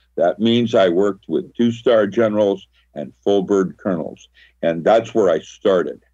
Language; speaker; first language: English; early bilingual, other home language; Filipino